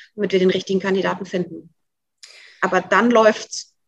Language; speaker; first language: German; native; German